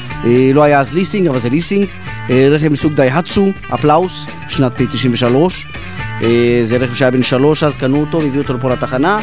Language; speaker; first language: Hebrew; native; Hebrew